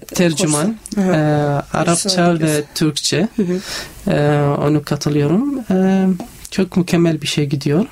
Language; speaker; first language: Turkish; non-native, learner; Arabic